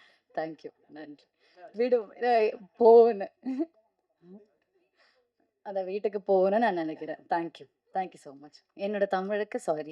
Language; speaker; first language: Tamil; non-native, learner; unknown